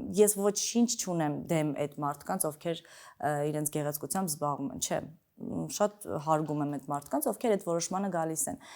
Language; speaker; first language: Armenian; early bilingual, other home language; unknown